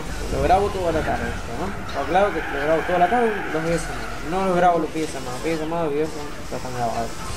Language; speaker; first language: Spanish; native; Spanish